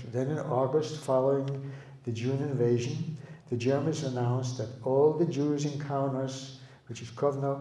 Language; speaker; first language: English; early bilingual, other home language; Lithuanian